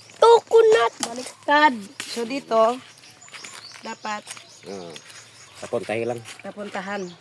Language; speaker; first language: Filipino; native; Filipino